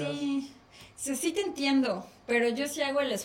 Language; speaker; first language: Spanish; native; Spanish